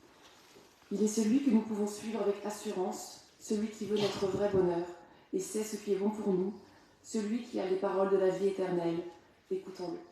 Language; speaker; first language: French; native; French